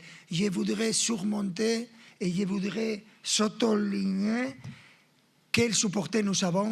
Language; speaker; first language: French; non-native, fluent; Spanish